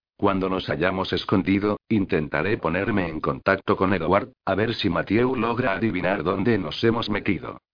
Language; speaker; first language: Spanish; native; Spanish